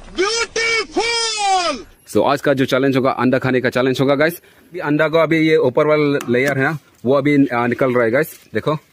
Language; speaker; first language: Hindi; non-native, local second language; Karbi